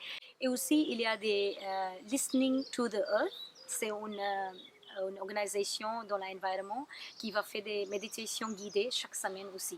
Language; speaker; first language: French; non-native, learner; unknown